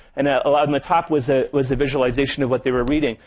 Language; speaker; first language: English; native; English